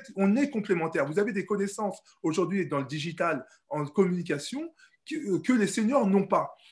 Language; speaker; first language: French; native; French